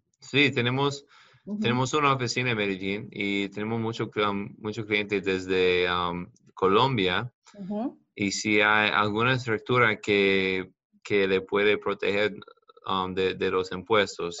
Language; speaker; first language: Spanish; non-native, fluent; English